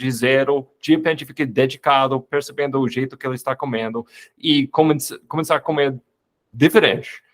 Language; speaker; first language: Portuguese; non-native, fluent; English